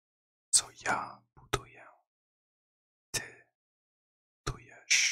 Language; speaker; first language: Polish; non-native, learner; English